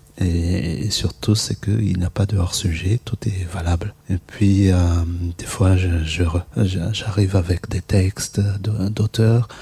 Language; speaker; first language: French; non-native, local second language; Malagasy